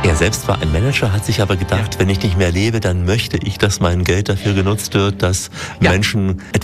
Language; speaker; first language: German; native; German